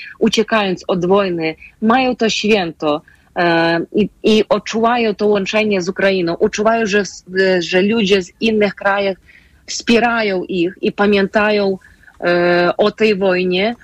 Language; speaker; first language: Polish; non-native, fluent; Ukrainian